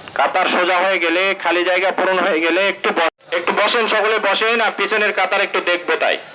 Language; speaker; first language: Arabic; non-native, fluent; Bangla